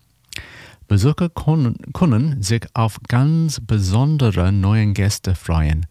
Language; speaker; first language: German; non-native, learner; English